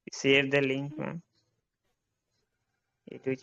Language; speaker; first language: English; non-native, learner; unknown